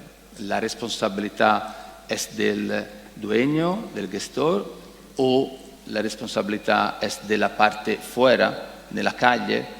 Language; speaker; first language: Spanish; non-native, learner; Italian